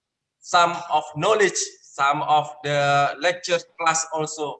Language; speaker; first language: English; non-native, learner; Indonesian